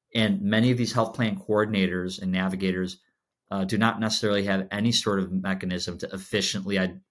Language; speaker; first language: English; native; English